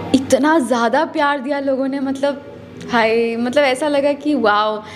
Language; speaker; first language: Hindi; native; Hindi